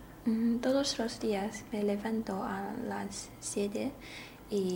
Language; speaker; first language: Spanish; non-native, learner; Chinese